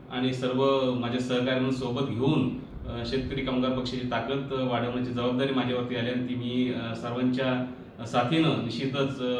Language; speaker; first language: Marathi; native; Marathi